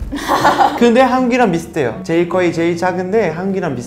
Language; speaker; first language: Korean; non-native, learner; Portuguese